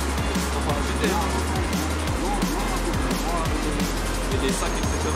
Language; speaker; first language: French; native; French